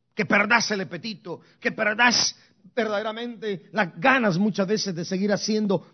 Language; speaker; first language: Spanish; native; Spanish